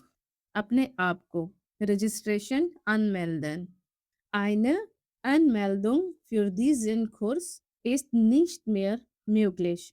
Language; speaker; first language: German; non-native, fluent; Urdu